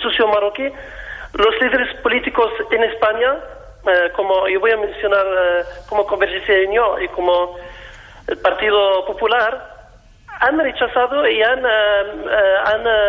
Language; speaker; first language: Spanish; non-native, fluent; Arabic